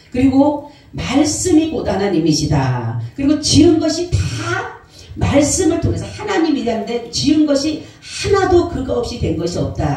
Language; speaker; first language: Korean; native; Korean